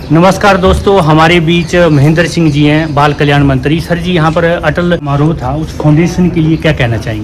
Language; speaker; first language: Hindi; native; Hindi